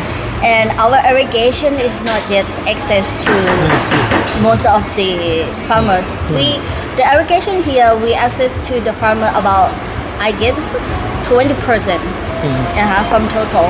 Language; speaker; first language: English; non-native, learner; Thai